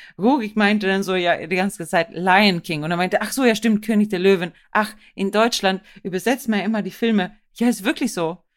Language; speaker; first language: German; non-native, fluent; Swedish